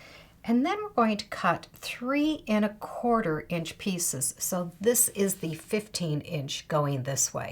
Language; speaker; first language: English; native; English